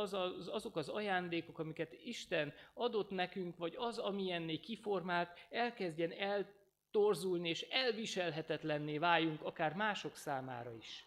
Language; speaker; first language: Hungarian; native; Hungarian